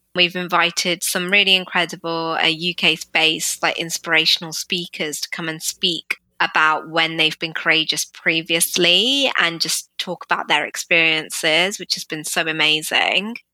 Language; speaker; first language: English; native; English